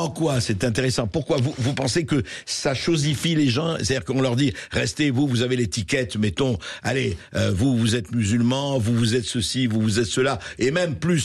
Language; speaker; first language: French; native; French